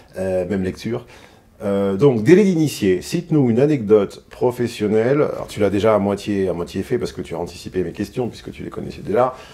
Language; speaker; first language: French; native; French